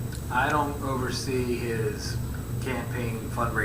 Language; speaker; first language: English; native; English